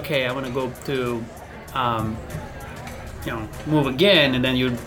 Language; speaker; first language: English; non-native, fluent; Bosnian